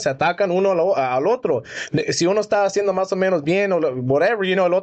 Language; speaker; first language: Spanish; early bilingual, heritage; Spanish